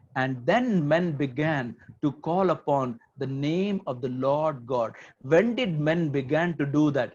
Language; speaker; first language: English; non-native, local second language; Marathi